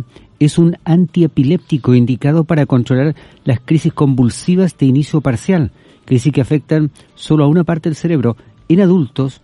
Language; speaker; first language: Spanish; native; Spanish